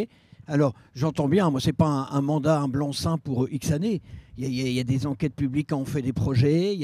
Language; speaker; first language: French; native; French